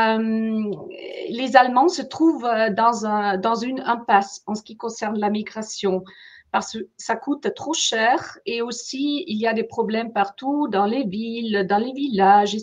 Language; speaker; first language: French; non-native, fluent; German